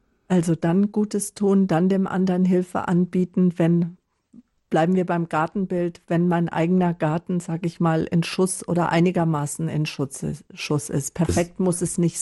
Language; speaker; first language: German; native; German